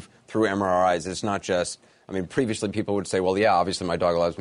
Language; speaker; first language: English; native; English